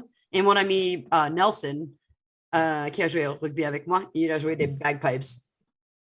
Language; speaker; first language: French; non-native, fluent; English